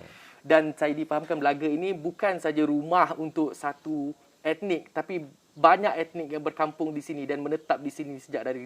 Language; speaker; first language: Malay; native; Malay